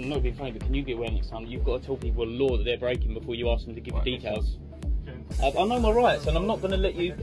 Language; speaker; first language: English; native; English